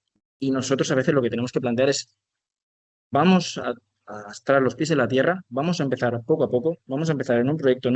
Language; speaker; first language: Spanish; native; Spanish